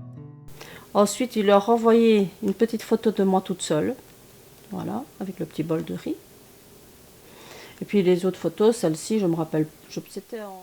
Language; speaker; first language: French; early bilingual, other home language; Chinese